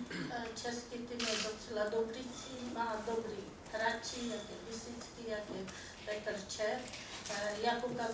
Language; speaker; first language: Czech; non-native, fluent; Armenian